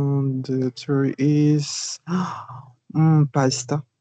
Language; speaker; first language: English; non-native, learner; Spanish